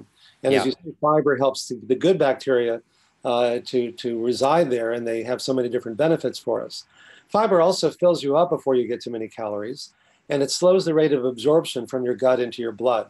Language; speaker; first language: English; native; English